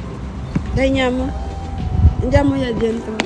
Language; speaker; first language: Italian; non-native, fluent; Filipino